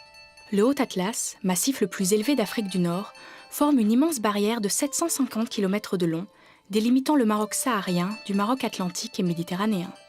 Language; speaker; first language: French; native; French